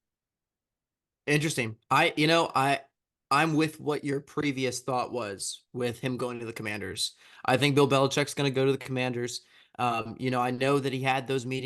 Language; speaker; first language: English; native; English